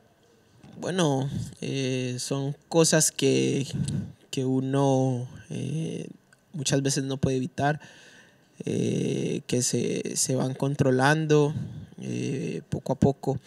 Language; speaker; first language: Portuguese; non-native, learner; Spanish